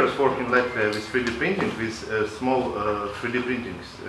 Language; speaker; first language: English; non-native, local second language; Latvian